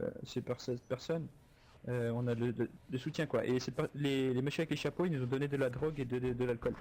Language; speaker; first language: French; native; French